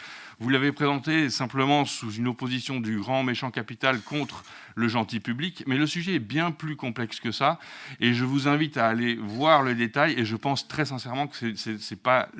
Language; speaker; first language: French; native; French